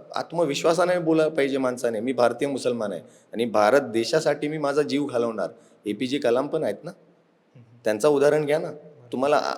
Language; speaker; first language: Marathi; non-native, local second language; Urdu